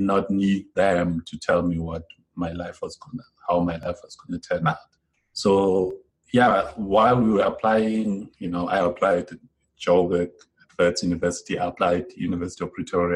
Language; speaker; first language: English; non-native, local second language; Zulu